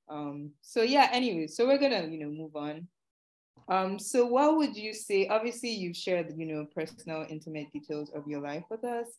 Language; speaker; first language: English; non-native, local second language; Yoruba